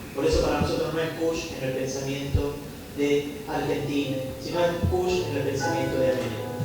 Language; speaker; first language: Spanish; native; Spanish